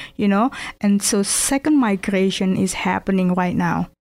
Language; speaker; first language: English; non-native, fluent; Indonesian